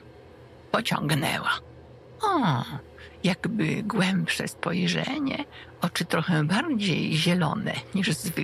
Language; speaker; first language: Polish; native; Polish